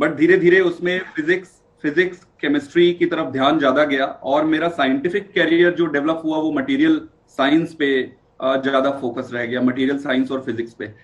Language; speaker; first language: Hindi; native; Hindi